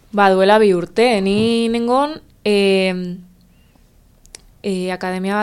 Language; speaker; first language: Basque; non-native, local second language; Spanish